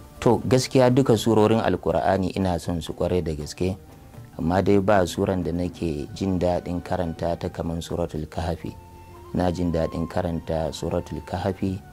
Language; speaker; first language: Hausa; native; Hausa